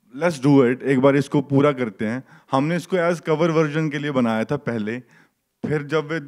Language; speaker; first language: Hindi; native; Hindi